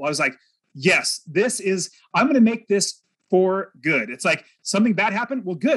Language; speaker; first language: English; native; English